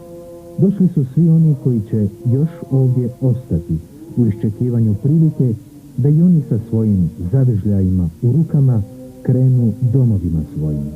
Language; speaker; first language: Bosnian; native; Bosnian